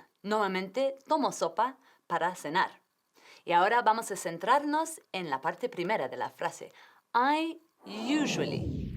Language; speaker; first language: Spanish; non-native, fluent; English